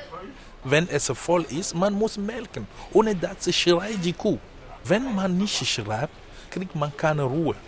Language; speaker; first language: German; non-native, fluent; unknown